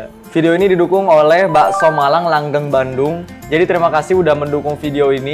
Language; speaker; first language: Indonesian; native; Indonesian